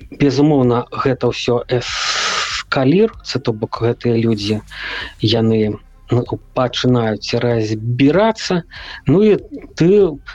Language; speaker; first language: Belarusian; non-native, local second language; Russian